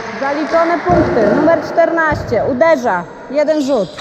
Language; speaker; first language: Polish; native; Polish